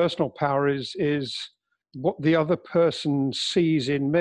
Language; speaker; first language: English; native; English